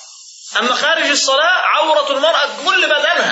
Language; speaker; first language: Arabic; native; Arabic